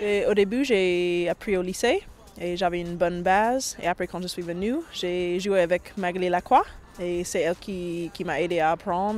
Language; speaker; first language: French; non-native, fluent; English